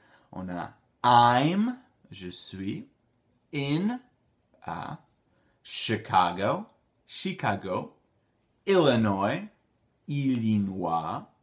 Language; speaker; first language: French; non-native, fluent; English